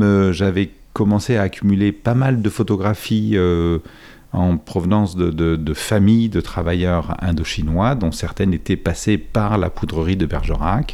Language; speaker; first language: French; native; French